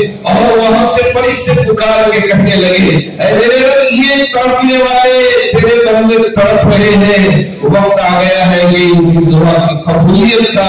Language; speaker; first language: Urdu; native; Urdu